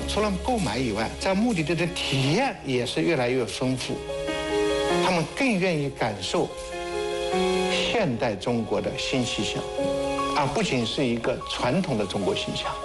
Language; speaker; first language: Chinese; native; Chinese